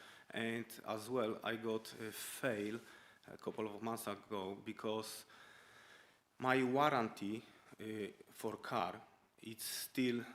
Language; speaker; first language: English; non-native, learner; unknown